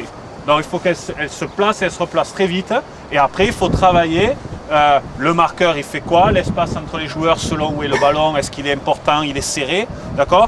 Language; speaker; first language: French; native; French